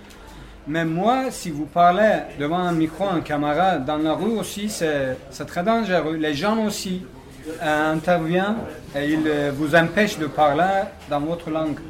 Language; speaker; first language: French; non-native, fluent; Kurdish